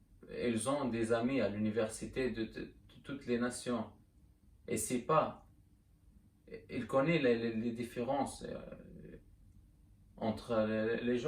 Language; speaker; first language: French; non-native, learner; German